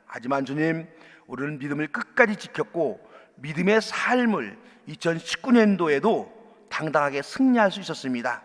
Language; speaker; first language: Korean; native; Korean